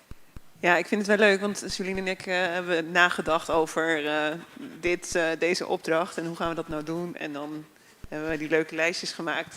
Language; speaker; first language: Dutch; native; Dutch